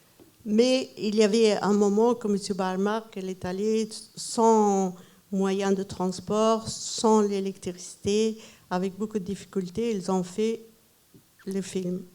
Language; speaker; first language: French; non-native, fluent; Persian